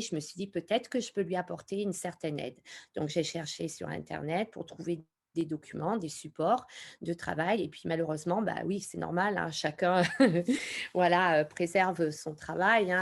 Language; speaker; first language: French; native; French